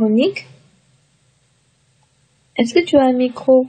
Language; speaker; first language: French; non-native, fluent; Chinese